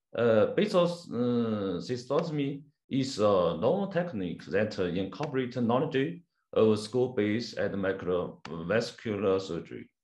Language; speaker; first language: English; non-native, learner; Chinese